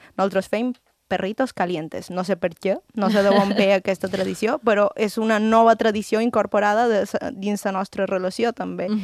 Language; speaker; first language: Catalan; early bilingual, other home language; Spanish